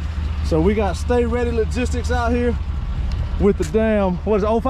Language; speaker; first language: English; native; English